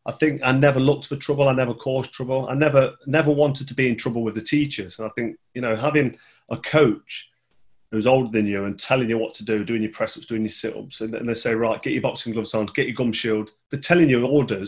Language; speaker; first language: English; native; English